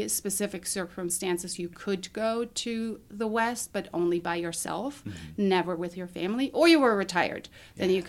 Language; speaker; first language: English; non-native, fluent; German